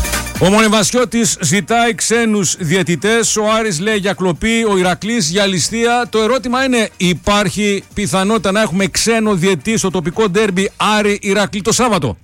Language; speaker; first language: Greek; native; Greek